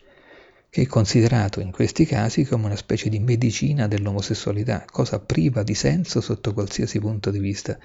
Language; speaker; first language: Italian; native; Italian